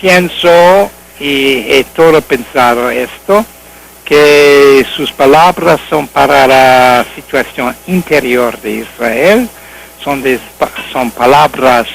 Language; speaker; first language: Spanish; non-native, learner; English